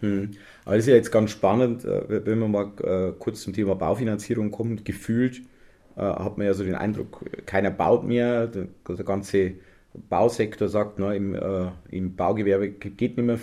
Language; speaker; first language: German; native; German